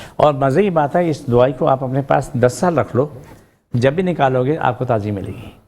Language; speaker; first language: Urdu; non-native, local second language; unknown